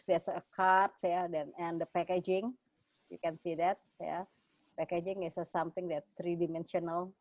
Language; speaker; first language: English; non-native, fluent; Indonesian